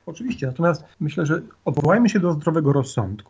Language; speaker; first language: Polish; native; Polish